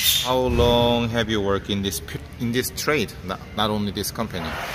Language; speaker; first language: English; non-native, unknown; Korean